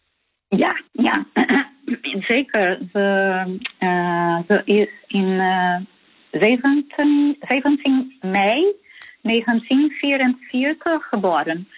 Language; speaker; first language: Dutch; non-native, learner; Portuguese